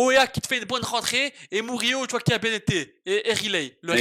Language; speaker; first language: French; native; French